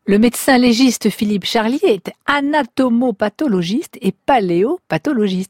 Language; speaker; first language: French; native; French